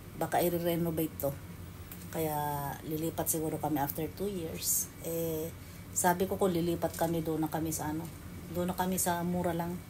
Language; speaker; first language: Filipino; native; Filipino